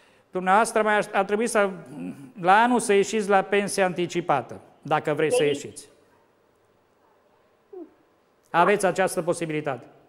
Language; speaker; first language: Romanian; native; Romanian